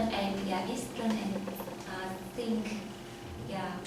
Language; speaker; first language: English; non-native, learner; Vietnamese